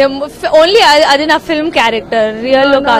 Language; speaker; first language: Telugu; non-native, learner; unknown